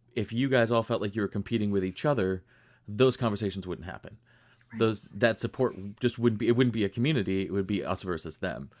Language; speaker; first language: English; native; English